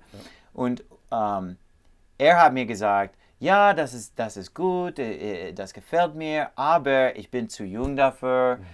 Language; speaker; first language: German; non-native, learner; English